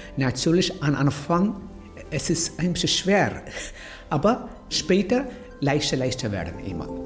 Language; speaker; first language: German; non-native, learner; Malayalam